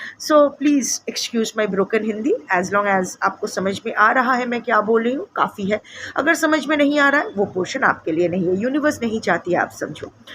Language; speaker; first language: Hindi; non-native, local second language; Bangla